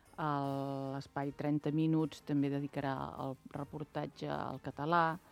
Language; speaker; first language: Catalan; native; Catalan